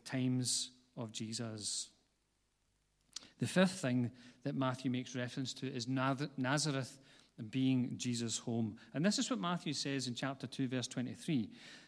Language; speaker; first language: English; native; English